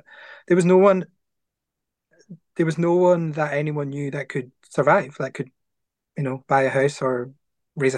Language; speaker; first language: English; native; English